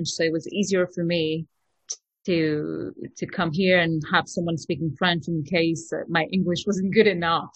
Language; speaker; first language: English; non-native, fluent; French